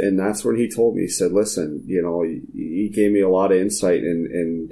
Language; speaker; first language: English; native; English